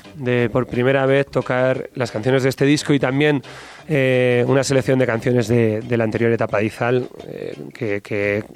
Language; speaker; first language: Spanish; native; Spanish